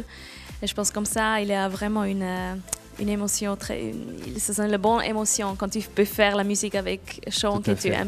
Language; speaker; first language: French; non-native, local second language; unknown